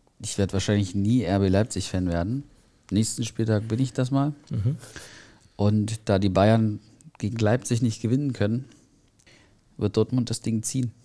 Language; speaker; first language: German; native; German